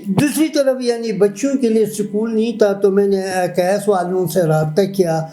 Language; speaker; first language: Urdu; non-native, local second language; Persian